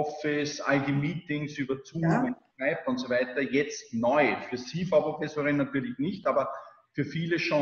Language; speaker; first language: German; native; German